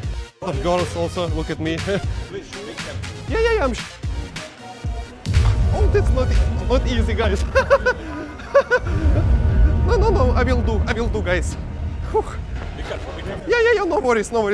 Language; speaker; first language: English; non-native, learner; Russian